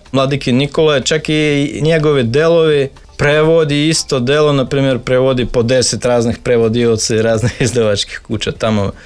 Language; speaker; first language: Serbian; non-native, fluent; Russian